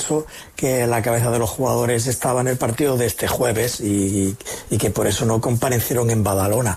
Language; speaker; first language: Spanish; native; Spanish